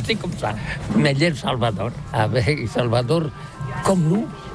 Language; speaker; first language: French; non-native, learner; Catalan